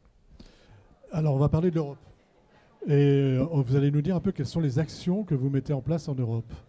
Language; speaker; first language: French; native; French